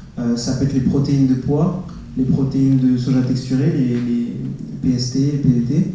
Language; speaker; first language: French; native; French